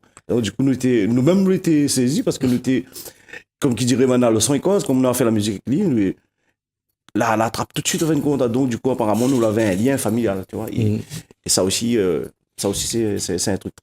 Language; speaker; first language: French; non-native, local second language; Réunion Creole French